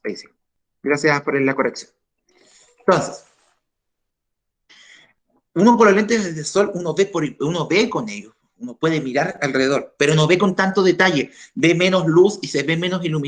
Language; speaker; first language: Spanish; native; Spanish